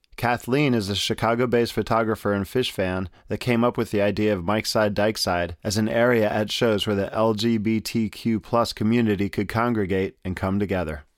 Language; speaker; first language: English; native; English